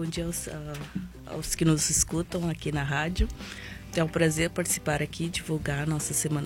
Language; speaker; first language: Portuguese; non-native, local second language; Kabuverdianu